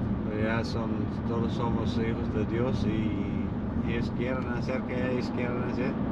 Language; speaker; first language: Spanish; non-native, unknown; Dutch